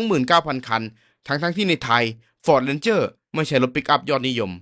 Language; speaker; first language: Thai; native; Thai